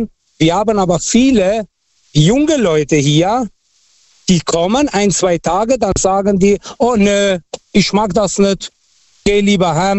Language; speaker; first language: German; non-native, fluent; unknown